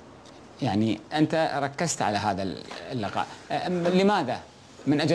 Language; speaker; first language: Arabic; native; Arabic